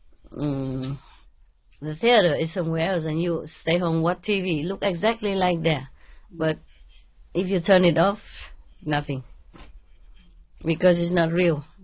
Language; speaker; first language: English; non-native, fluent; Vietnamese